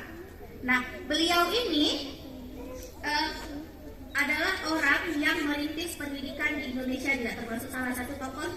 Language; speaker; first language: Indonesian; native; Indonesian